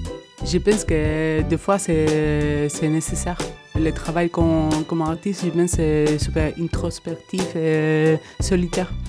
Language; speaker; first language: French; non-native, fluent; Spanish